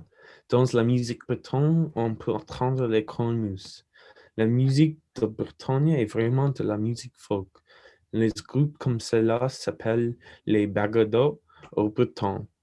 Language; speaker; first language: French; non-native, learner; English